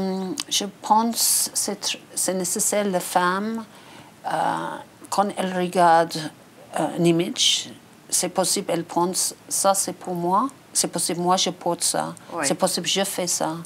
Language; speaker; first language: French; non-native, learner; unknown